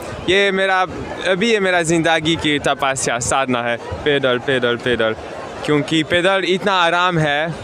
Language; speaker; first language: Hindi; non-native, learner; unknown